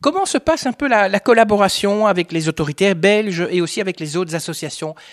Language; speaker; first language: French; native; French